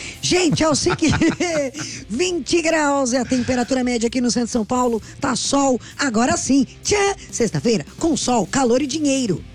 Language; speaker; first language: Portuguese; native; Portuguese